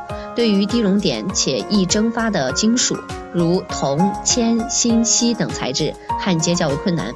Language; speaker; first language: Chinese; native; Chinese